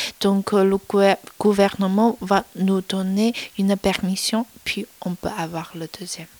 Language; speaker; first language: French; non-native, learner; Chinese